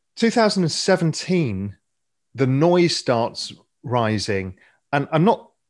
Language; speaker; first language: English; native; English